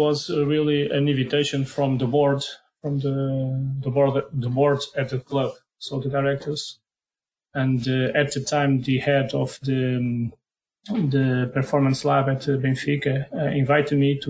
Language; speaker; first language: English; non-native, fluent; Portuguese